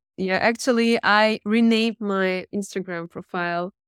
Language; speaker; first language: English; non-native, fluent; Russian